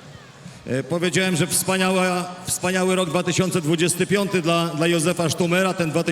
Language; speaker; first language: Polish; native; Polish